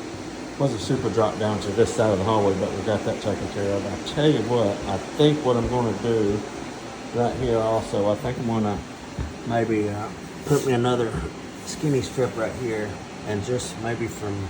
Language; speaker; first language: English; native; English